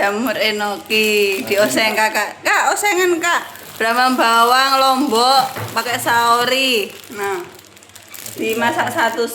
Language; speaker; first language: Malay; non-native, local second language; Javanese